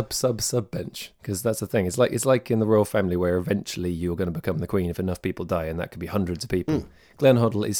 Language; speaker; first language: English; native; English